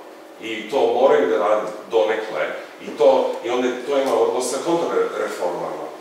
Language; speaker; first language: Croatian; non-native, fluent; English